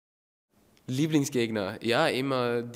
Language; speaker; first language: German; non-native, learner; Norwegian